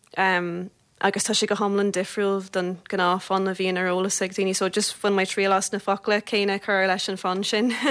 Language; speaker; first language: Irish; non-native, local second language; English